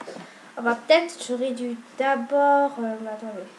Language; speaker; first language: French; native; French